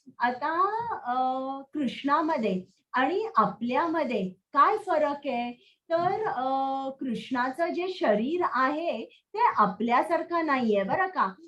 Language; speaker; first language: Marathi; native; Marathi